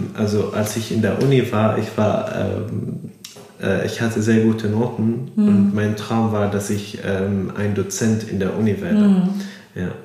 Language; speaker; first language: German; non-native, fluent; Arabic